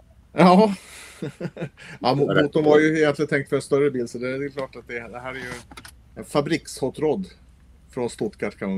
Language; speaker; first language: Swedish; native; Swedish